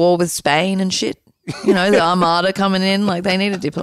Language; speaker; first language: English; native; English